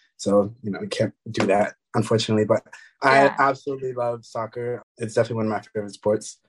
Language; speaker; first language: English; early bilingual, other home language; French